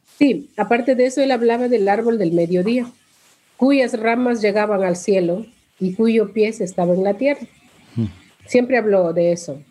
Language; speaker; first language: Spanish; non-native, local second language; Quechua